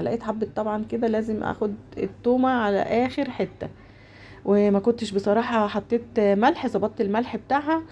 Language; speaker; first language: Arabic; native; Arabic